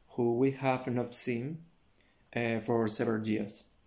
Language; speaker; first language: English; non-native, learner; Spanish